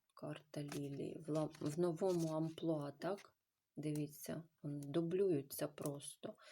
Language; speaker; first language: Ukrainian; non-native, local second language; Russian